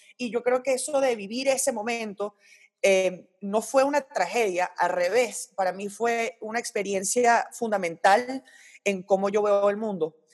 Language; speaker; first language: Spanish; early bilingual, heritage; Spanish